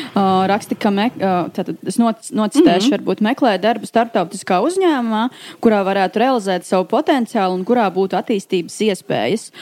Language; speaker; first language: Latvian; native; Latvian